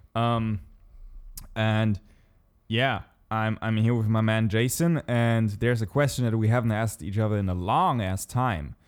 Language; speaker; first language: English; non-native, fluent; German